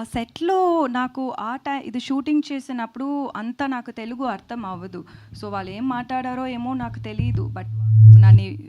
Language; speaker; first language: Telugu; non-native, learner; Tamil